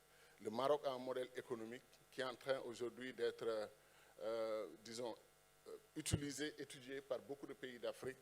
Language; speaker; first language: French; non-native, local second language; Wolof